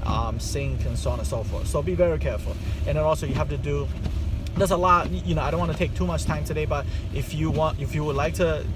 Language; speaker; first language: English; non-native, fluent; Chinese